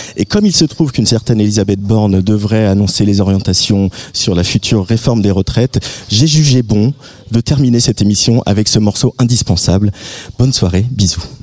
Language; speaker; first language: French; native; French